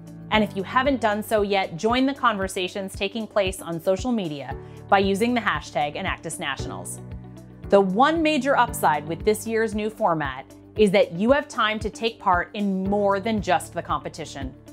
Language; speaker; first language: English; native; English